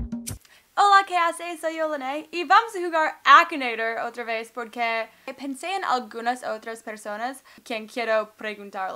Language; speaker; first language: Spanish; non-native, learner; English